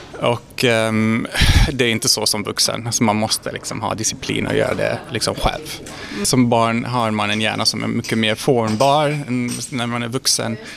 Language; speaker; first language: Swedish; non-native, fluent; Hungarian